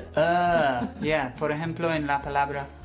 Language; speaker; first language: Spanish; non-native, fluent; English